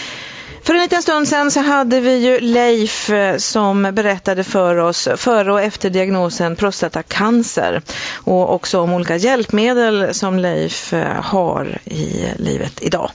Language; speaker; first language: Swedish; native; Swedish